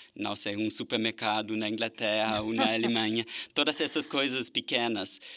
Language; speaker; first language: Portuguese; non-native, fluent; German